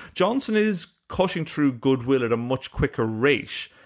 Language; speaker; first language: English; native; English